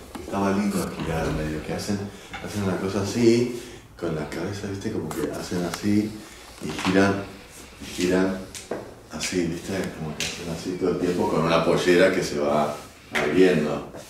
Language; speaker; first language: Spanish; early bilingual, heritage; Spanish